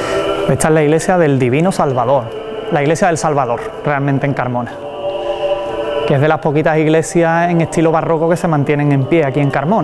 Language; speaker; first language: Spanish; native; Spanish